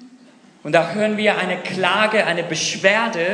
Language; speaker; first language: German; non-native, fluent; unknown